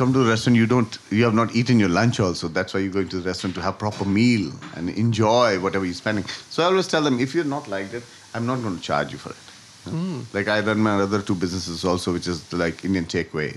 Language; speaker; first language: English; non-native, local second language; Hindi